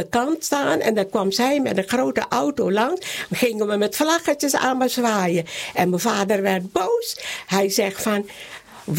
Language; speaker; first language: Dutch; non-native, local second language; Caribbean Hindustani